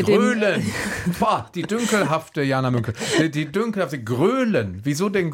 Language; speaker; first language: German; native; German